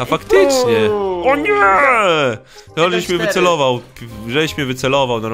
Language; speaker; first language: Polish; native; Polish